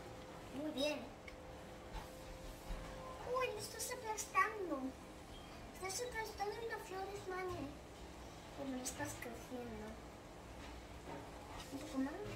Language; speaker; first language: Spanish; early bilingual, other home language; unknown